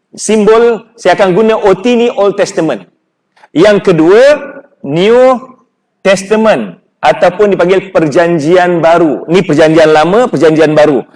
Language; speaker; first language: Malay; native; Malay